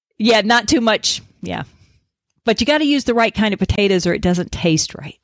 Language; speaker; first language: English; native; English